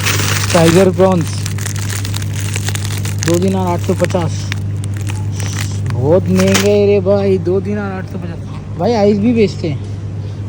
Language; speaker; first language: Hindi; native; Hindi